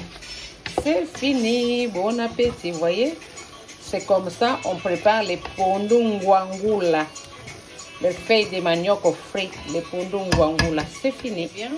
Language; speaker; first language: French; non-native, local second language; Lingala